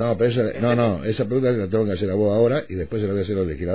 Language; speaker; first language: Spanish; native; Spanish